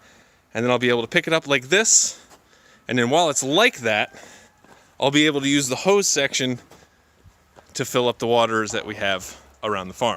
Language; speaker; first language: English; native; English